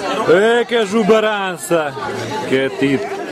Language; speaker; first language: Italian; native; Italian